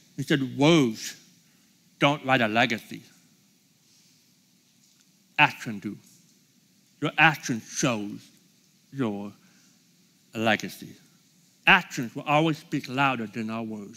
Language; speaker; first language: English; native; English